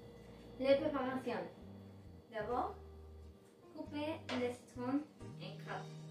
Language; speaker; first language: French; non-native, learner; Spanish